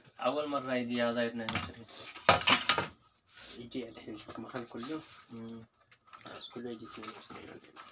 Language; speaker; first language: Arabic; non-native, learner; Hindi